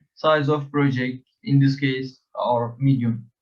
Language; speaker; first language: English; non-native, learner; Turkish